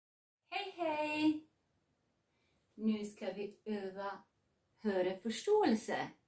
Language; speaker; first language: Swedish; non-native, fluent; Serbian